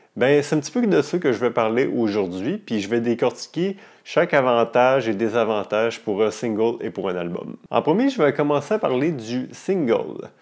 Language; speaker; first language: French; native; French